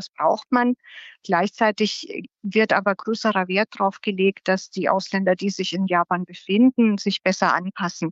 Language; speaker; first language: German; native; German